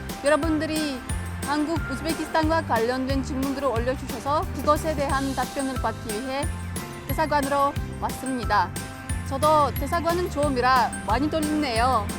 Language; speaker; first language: Korean; non-native, fluent; Uzbek